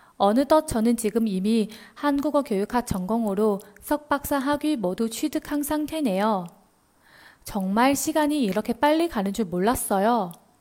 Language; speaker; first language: Korean; non-native, fluent; Chinese